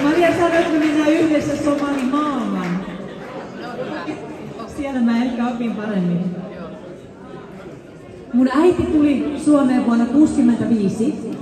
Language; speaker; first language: Finnish; early bilingual, other home language; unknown